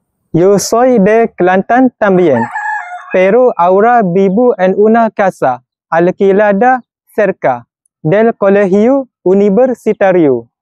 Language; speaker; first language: Spanish; non-native, learner; Malay